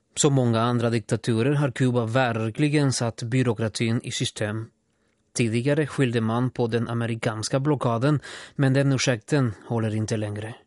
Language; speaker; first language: Swedish; non-native, fluent; Spanish